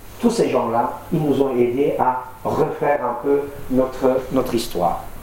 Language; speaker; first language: French; non-native, local second language; Assyrian Neo-Aramaic